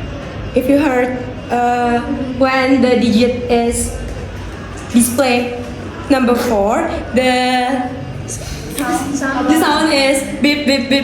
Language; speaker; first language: English; non-native, learner; Indonesian